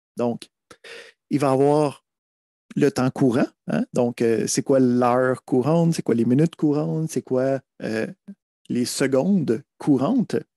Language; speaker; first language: French; native; French